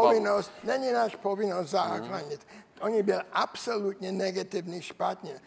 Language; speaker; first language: Czech; non-native, learner; English